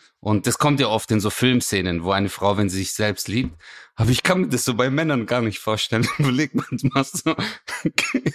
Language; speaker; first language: German; early bilingual, other home language; Turkish